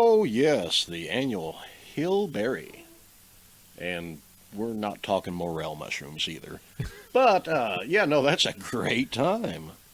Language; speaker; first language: English; native; English